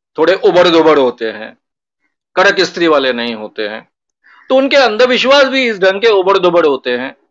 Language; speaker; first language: Hindi; non-native, local second language; Marathi